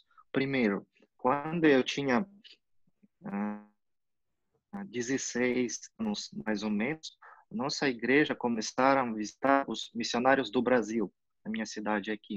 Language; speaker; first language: Portuguese; non-native, fluent; Russian